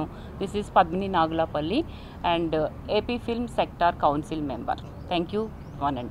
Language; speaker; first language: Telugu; native; Telugu